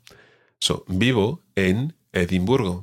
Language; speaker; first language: Spanish; non-native, fluent; English